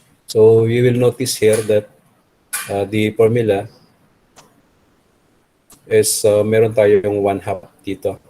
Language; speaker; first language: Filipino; native; Filipino